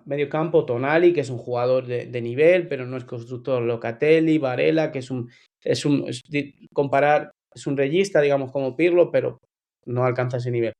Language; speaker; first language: Spanish; native; Spanish